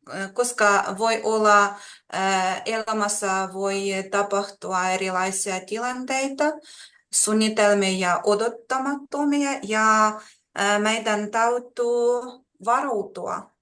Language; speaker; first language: Finnish; non-native, learner; Russian